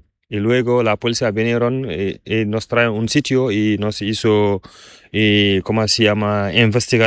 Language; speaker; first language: Spanish; non-native, learner; Fula